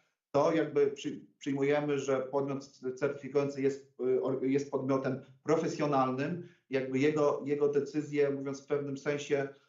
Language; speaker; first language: Polish; native; Polish